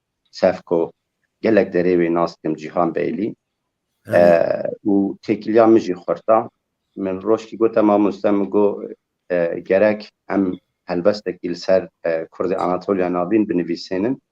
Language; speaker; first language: Kurdish; native; Kurdish